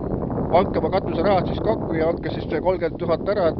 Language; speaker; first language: Estonian; native; Estonian